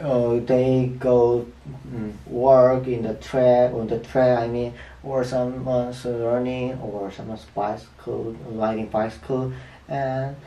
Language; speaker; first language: English; non-native, learner; Korean